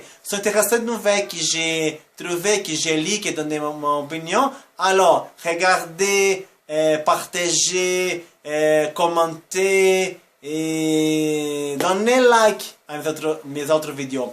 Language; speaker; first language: French; non-native, fluent; Portuguese